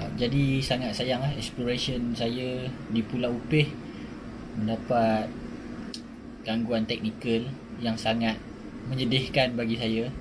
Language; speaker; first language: Malay; native; Malay